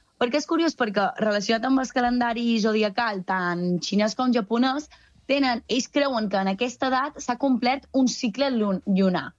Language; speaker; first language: Catalan; native; Catalan